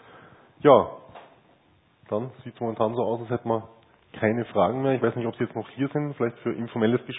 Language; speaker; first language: German; native; German